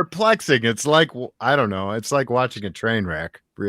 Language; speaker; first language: English; native; English